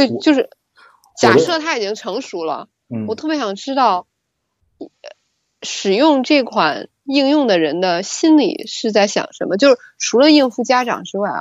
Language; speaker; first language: Chinese; native; Chinese